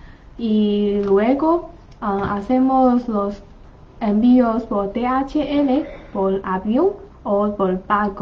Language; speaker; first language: Spanish; non-native, learner; Chinese